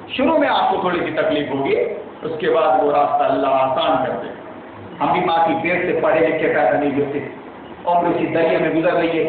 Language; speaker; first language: Urdu; native; Urdu